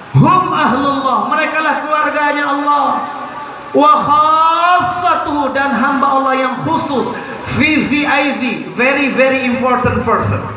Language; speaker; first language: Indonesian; non-native, local second language; Malay